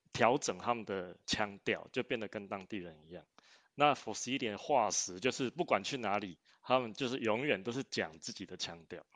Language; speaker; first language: Chinese; native; Chinese